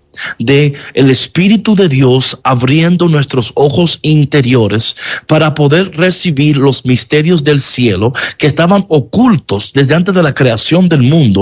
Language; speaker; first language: Spanish; native; Spanish